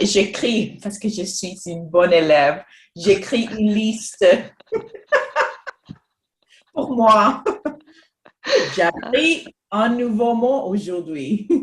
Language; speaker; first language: French; non-native, fluent; Spanish